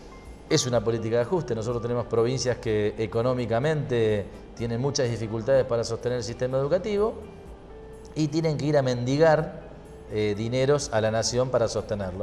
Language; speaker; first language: Spanish; native; Spanish